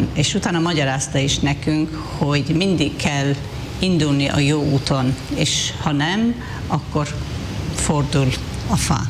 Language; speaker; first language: Hungarian; non-native, fluent; Hebrew